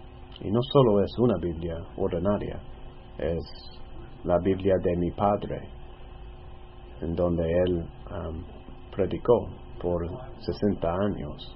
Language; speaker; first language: Spanish; non-native, fluent; English